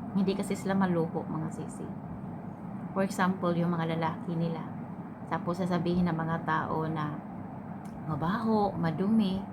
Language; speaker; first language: Filipino; non-native, local second language; Cebuano